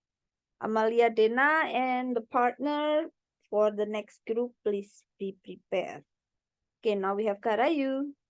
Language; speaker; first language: English; non-native, learner; Indonesian